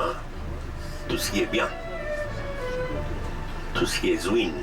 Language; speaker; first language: French; non-native, local second language; Arabic